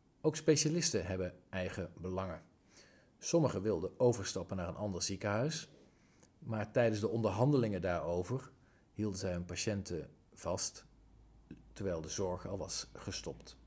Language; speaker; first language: Dutch; native; Dutch